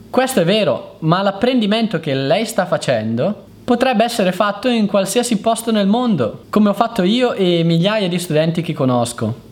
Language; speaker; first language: Italian; native; Italian